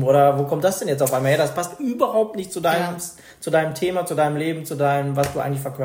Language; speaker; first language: German; native; German